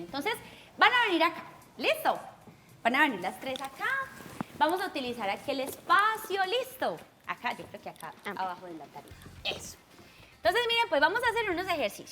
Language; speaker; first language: Spanish; native; Spanish